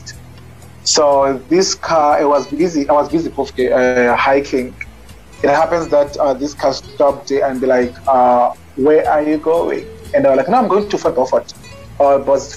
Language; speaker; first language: English; non-native, local second language; Xhosa